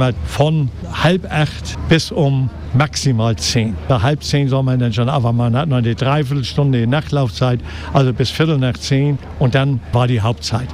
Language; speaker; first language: German; native; German